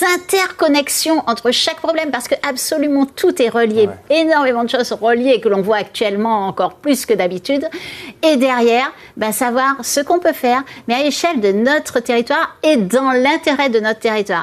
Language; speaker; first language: French; native; French